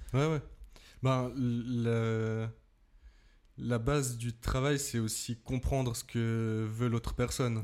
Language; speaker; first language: French; native; French